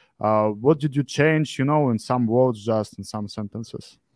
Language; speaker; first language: English; non-native, fluent; Russian